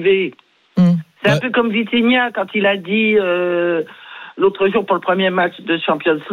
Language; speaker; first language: French; native; French